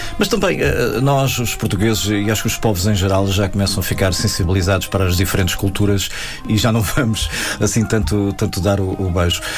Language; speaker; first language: Portuguese; native; Portuguese